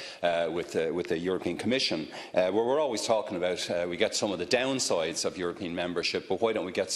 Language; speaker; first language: English; native; English